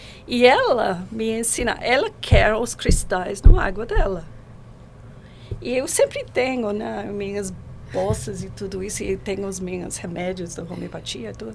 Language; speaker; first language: Portuguese; non-native, fluent; English